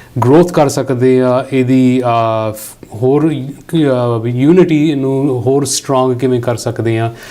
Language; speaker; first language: Punjabi; early bilingual, heritage; Punjabi